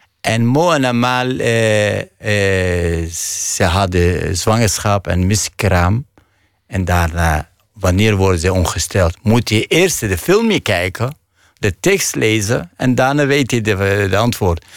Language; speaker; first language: Dutch; non-native, fluent; Arabic